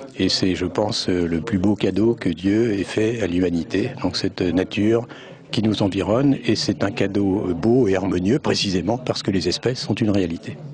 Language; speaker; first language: French; native; French